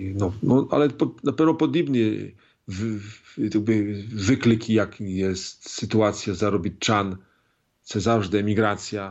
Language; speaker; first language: Polish; non-native, learner; Ukrainian